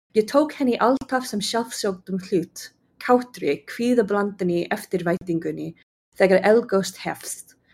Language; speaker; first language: Icelandic; non-native, fluent; English